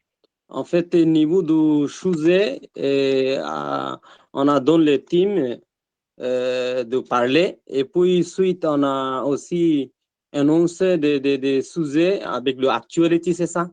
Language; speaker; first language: French; non-native, learner; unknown